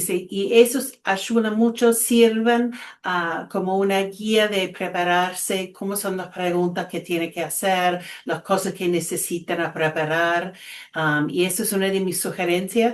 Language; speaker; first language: Spanish; non-native, fluent; English